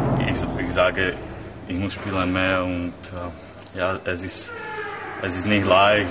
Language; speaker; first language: German; non-native, learner; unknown